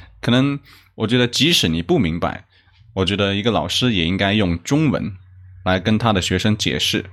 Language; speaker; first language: Chinese; non-native, learner; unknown